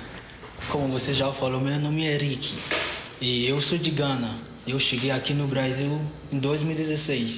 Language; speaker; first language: Portuguese; non-native, fluent; Akan